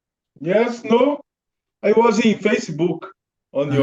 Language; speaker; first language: English; non-native, learner; Portuguese